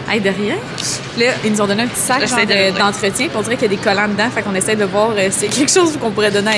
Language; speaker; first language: French; native; French